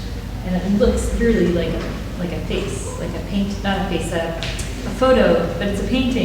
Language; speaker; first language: English; native; English